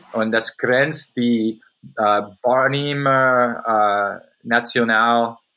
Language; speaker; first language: German; non-native, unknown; English